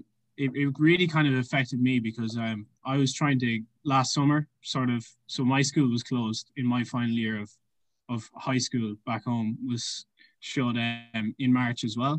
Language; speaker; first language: English; native; English